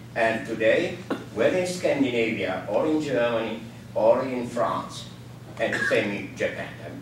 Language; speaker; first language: English; non-native, fluent; Norwegian